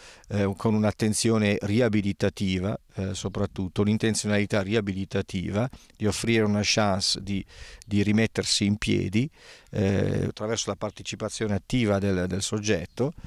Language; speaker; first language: Italian; native; Italian